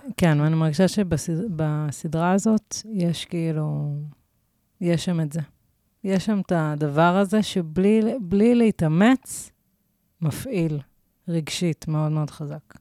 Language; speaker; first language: Hebrew; native; Hebrew